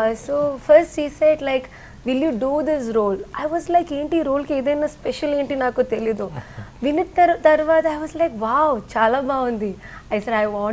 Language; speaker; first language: Telugu; non-native, learner; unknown